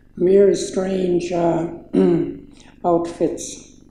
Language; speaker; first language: English; native; English